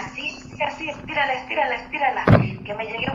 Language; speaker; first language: Spanish; native; Spanish